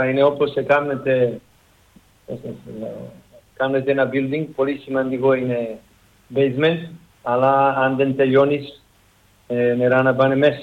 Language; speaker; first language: Greek; non-native, learner; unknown